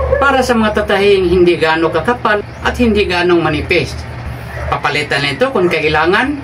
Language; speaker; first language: Filipino; non-native, local second language; Cebuano